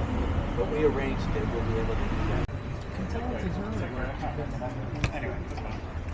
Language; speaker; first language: English; non-native, fluent; Croatian